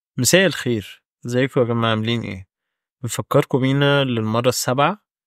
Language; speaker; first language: Egyptian Arabic; early bilingual, heritage; Arabic